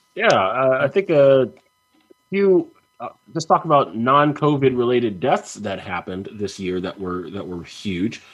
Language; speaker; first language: English; native; English